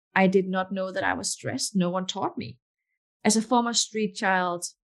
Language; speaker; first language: English; non-native, fluent; Danish